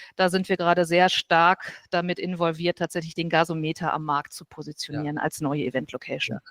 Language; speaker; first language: German; native; German